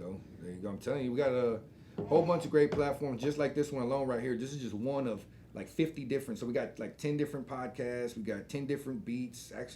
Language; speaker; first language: English; native; English